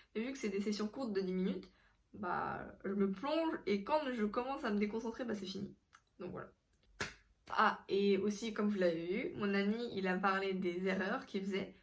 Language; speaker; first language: French; non-native, fluent; Korean